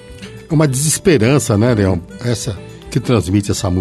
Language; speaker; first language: Portuguese; native; Portuguese